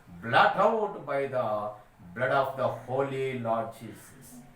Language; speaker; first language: English; non-native, local second language; Telugu